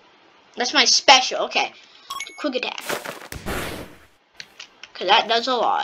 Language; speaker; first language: English; native; English